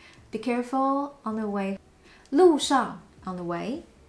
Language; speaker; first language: English; non-native, fluent; Chinese